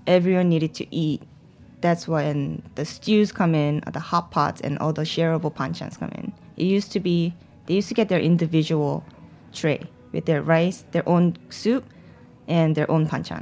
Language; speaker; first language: English; non-native, fluent; Korean